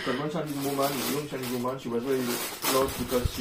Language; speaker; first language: English; non-native, learner; French